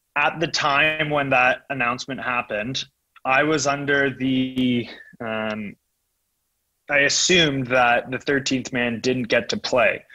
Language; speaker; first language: English; native; English